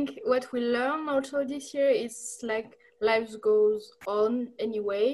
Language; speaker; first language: English; non-native, learner; French